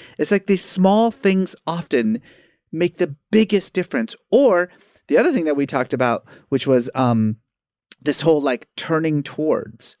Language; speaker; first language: English; early bilingual, other home language; Persian